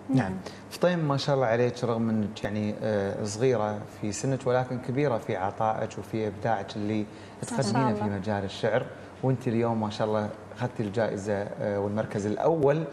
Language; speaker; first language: Arabic; native; Arabic